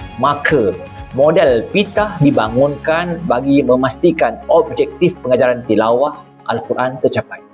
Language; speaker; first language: Malay; native; Malay